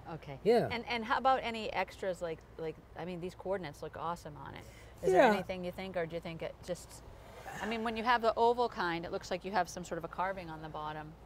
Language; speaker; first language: English; native; English